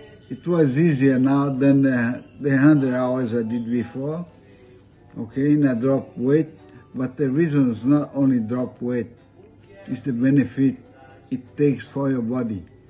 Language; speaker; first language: English; non-native, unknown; Portuguese